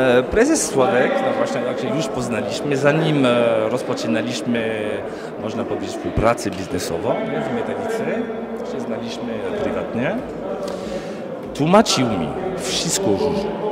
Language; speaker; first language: Polish; non-native, fluent; French